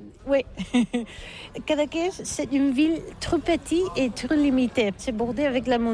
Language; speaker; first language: French; non-native, learner; Catalan